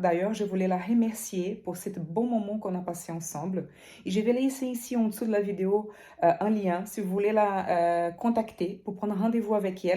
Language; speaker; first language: French; non-native, fluent; Portuguese